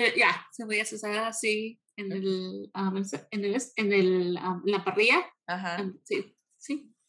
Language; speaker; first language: Spanish; early bilingual, heritage; Spanish